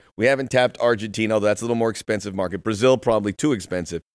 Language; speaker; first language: English; early bilingual, other home language; Spanish